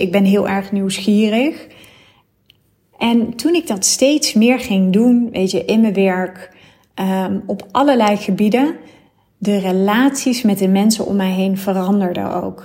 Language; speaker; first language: Dutch; native; Dutch